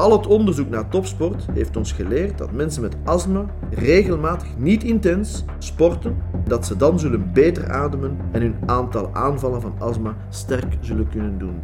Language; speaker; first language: Dutch; native; Dutch